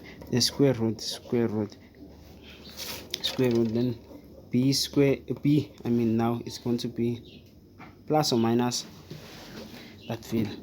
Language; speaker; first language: English; non-native, fluent; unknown